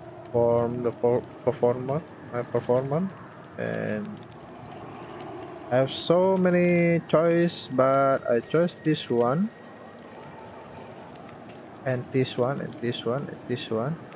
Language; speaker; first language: English; non-native, learner; Indonesian